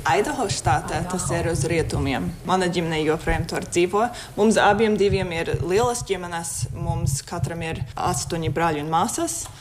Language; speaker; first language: Latvian; non-native, fluent; English